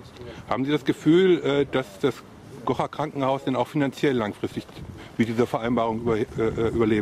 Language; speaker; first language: German; native; German